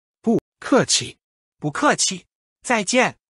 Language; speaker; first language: Chinese; non-native, learner; English